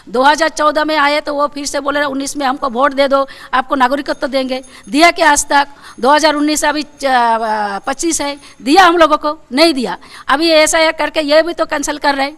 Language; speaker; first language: Hindi; non-native, local second language; Bangla